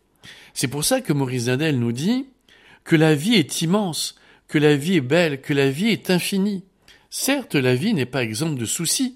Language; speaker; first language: French; native; French